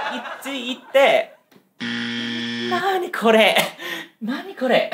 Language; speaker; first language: Japanese; non-native, learner; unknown